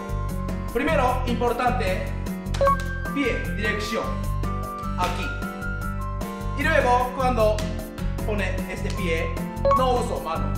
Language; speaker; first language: Spanish; non-native, learner; Japanese